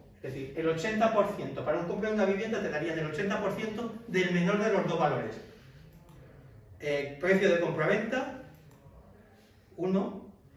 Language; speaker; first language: Spanish; native; Spanish